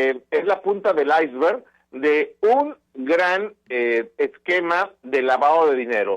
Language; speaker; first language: Spanish; native; Spanish